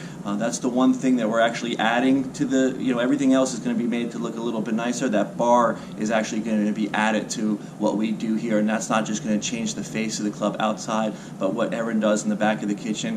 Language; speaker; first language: English; native; English